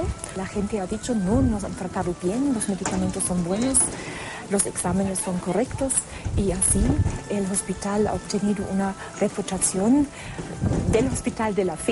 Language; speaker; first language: Spanish; non-native, fluent; German